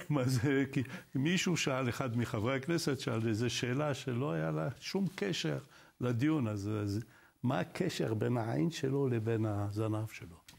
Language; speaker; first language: Hebrew; non-native, fluent; Arabic